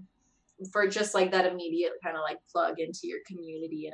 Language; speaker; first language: English; native; English